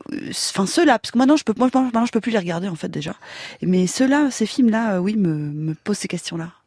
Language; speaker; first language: French; native; French